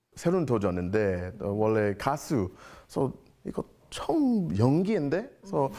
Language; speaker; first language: Korean; non-native, learner; English